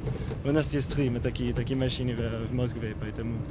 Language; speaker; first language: Russian; non-native, learner; French